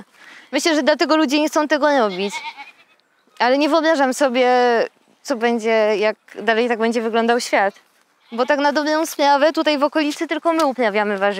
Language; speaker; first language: Polish; native; Polish